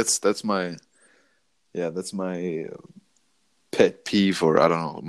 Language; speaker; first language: English; non-native, fluent; German